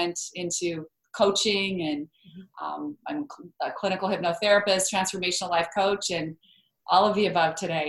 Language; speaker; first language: English; native; English